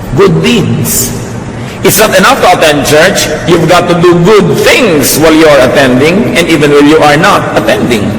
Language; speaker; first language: English; non-native, local second language; Filipino